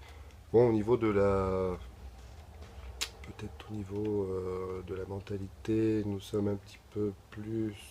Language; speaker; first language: French; non-native, fluent; Bulgarian